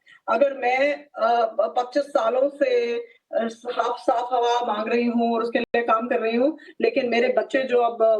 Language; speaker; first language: Hindi; native; Hindi